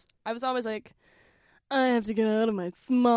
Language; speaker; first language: English; native; English